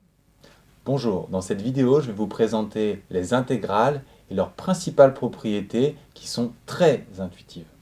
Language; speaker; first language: French; native; French